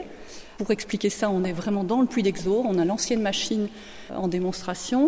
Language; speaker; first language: French; native; French